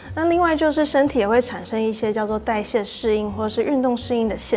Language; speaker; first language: Chinese; native; Chinese